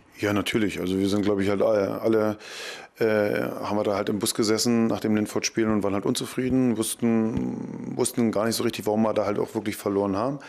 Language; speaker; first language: German; native; German